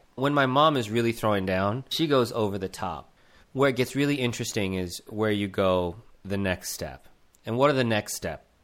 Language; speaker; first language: English; early bilingual, other home language; Gujarati